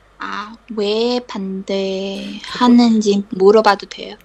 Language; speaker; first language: Korean; non-native, learner; Chinese